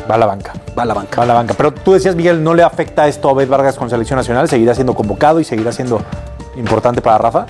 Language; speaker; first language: Spanish; native; Spanish